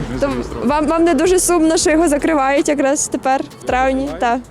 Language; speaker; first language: Ukrainian; native; Ukrainian